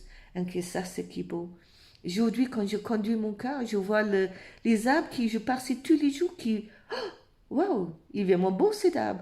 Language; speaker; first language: French; non-native, fluent; English